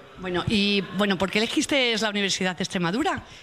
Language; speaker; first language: Spanish; native; Spanish